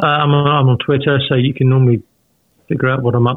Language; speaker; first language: English; native; English